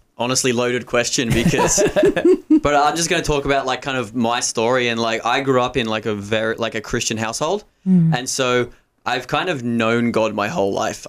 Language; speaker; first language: English; native; English